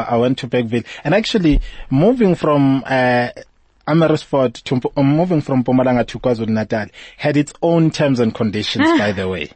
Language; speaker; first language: English; non-native, local second language; Zulu